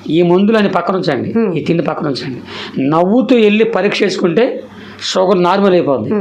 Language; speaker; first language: Telugu; non-native, local second language; Koya